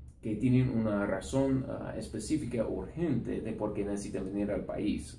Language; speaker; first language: Spanish; non-native, fluent; English